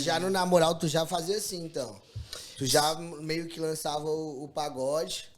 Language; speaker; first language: Portuguese; native; Portuguese